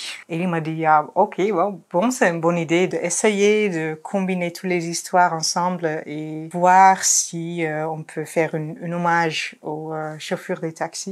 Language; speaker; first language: French; non-native, fluent; Dutch